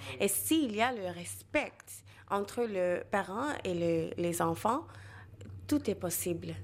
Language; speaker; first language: French; non-native, local second language; Bangla